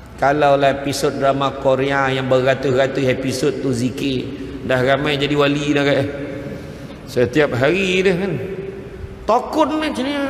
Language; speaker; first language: Malay; native; Malay